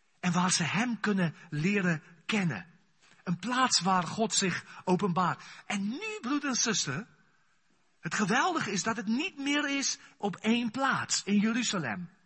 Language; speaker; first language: Dutch; non-native, fluent; Afrikaans